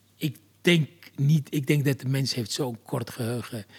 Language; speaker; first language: Dutch; non-native, fluent; Arabic